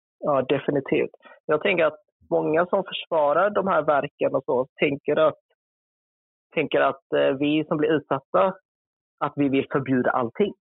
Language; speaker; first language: Swedish; early bilingual, other home language; Vietnamese